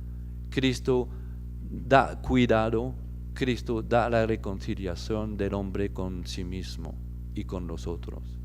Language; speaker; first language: Spanish; non-native, fluent; French